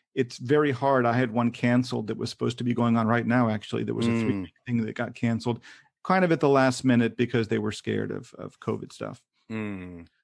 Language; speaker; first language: English; native; English